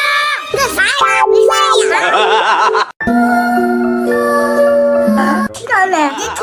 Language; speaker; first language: Chinese; native; Chinese